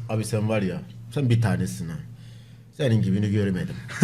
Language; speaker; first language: Turkish; non-native, fluent; Akan